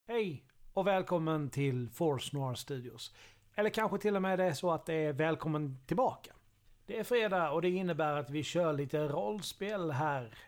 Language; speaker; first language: Swedish; native; Swedish